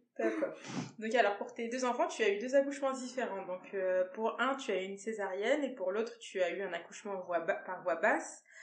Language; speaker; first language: French; native; French